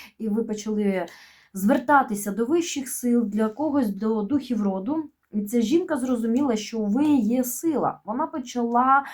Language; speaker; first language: Ukrainian; non-native, local second language; Russian